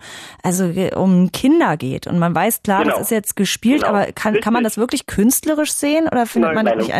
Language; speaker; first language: German; native; German